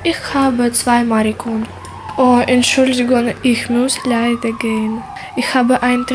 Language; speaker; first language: German; non-native, learner; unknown